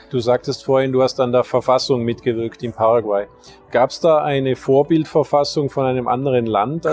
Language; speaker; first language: German; native; German